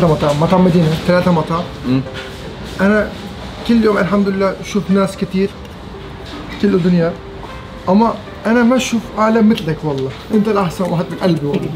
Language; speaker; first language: Arabic; non-native, learner; Turkish